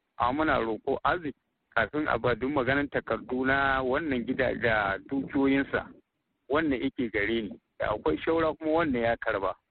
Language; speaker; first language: Hausa; native; Hausa